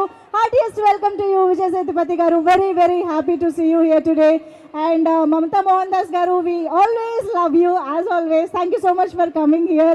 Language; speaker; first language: Telugu; native; Telugu